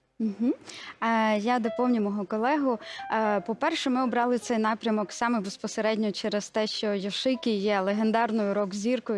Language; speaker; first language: Ukrainian; native; Ukrainian